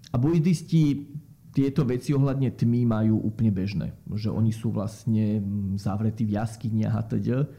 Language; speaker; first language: Slovak; native; Slovak